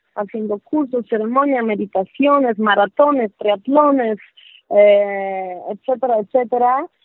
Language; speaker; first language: Spanish; non-native, fluent; Polish